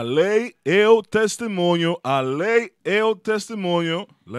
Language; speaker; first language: Portuguese; non-native, fluent; Spanish